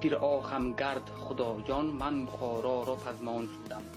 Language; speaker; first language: Persian; early bilingual, heritage; Tajik